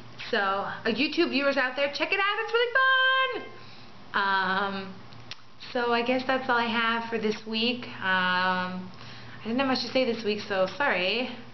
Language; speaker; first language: English; native; English